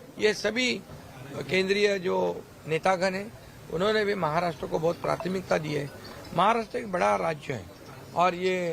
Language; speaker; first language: Hindi; non-native, local second language; Marathi